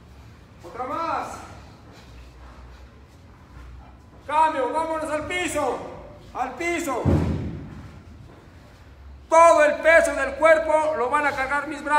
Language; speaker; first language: Spanish; native; Spanish